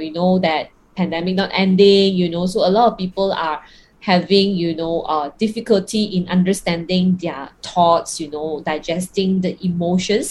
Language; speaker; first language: English; non-native, local second language; Cantonese